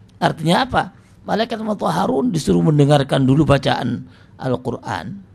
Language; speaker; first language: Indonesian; non-native, local second language; Javanese